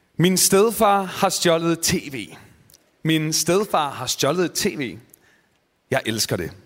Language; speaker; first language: Danish; native; Danish